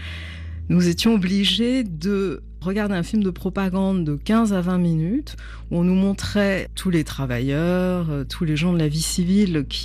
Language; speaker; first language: French; native; French